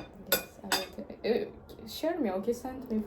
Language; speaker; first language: English; non-native, learner; Uzbek